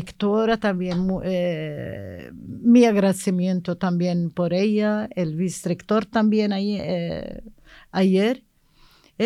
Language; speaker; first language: Spanish; non-native, learner; Arabic